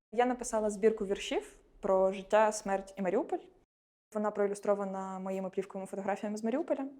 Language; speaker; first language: Ukrainian; non-native, local second language; Russian